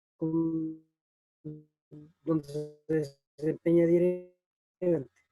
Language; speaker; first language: Spanish; native; Spanish